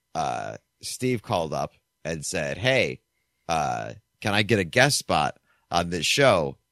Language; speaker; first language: English; native; English